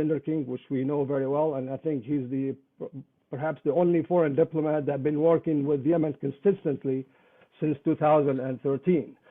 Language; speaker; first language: English; non-native, fluent; Arabic